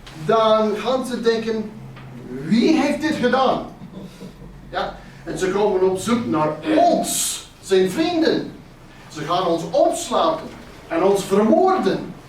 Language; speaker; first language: Dutch; non-native, fluent; English